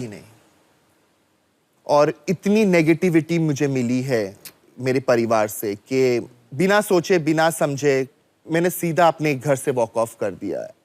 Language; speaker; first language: Hindi; native; Hindi